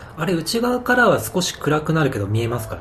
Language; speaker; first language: Japanese; native; Japanese